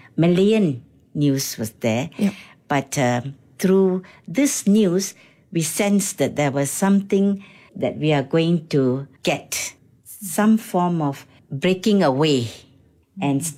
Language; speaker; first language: English; non-native, local second language; Tamil